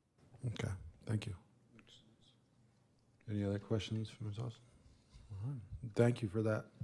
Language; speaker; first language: English; native; English